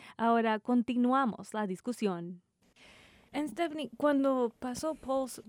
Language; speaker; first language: Spanish; early bilingual, heritage; Spanish